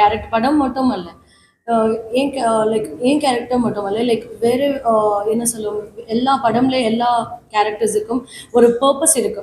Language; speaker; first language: Tamil; non-native, learner; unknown